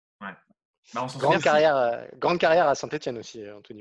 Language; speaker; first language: French; native; French